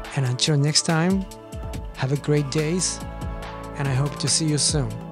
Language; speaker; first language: English; early bilingual, other home language; Japanese